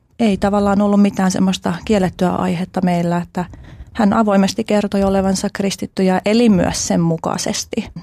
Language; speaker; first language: Finnish; early bilingual, other home language; Albanian